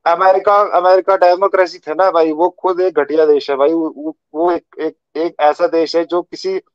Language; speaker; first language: Hindi; native; Hindi